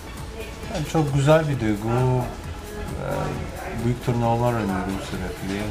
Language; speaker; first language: Turkish; non-native, fluent; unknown